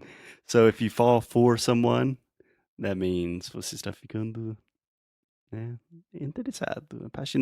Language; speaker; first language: Portuguese; non-native, fluent; English